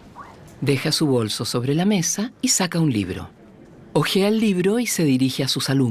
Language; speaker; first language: Spanish; native; Spanish